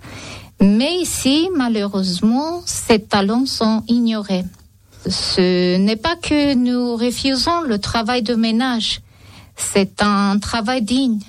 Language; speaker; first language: French; non-native, fluent; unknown